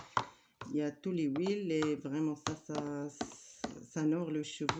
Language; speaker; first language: French; non-native, learner; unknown